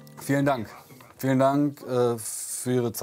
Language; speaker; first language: German; native; German